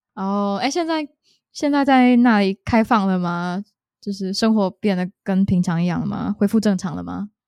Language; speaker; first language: Chinese; native; Chinese